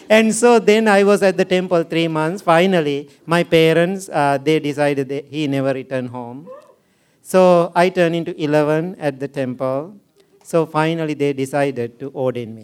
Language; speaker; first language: English; non-native, local second language; Sinhala